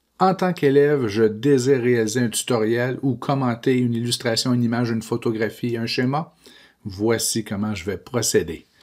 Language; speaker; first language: French; native; French